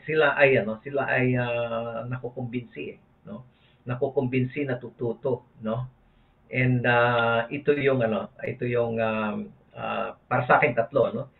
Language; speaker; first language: Filipino; native; Filipino